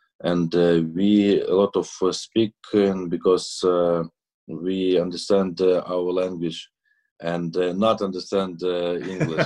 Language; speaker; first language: English; non-native, learner; Russian